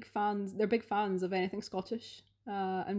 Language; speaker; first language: English; early bilingual, other home language; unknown